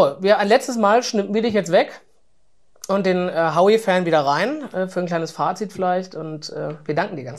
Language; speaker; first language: German; native; German